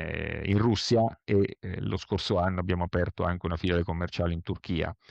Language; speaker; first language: Italian; native; Italian